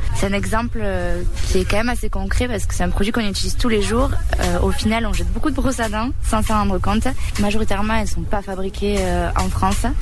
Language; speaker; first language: French; early bilingual, other home language; Spanish